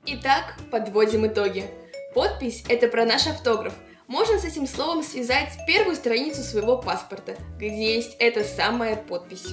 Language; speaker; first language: Russian; native; Russian